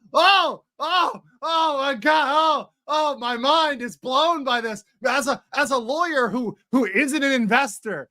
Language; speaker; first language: English; native; English